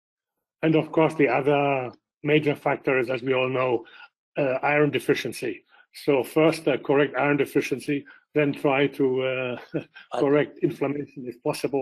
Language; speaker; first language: English; non-native, fluent; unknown